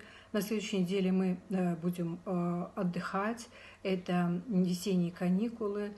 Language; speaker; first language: Russian; non-native, local second language; Kazakh